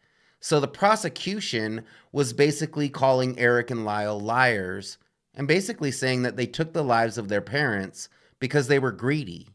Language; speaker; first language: English; native; English